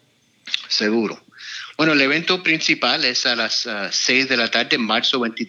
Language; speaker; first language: Spanish; early bilingual, heritage; Spanish